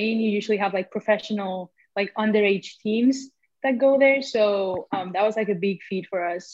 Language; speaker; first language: English; non-native, fluent; Spanish